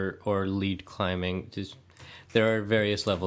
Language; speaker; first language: English; native; English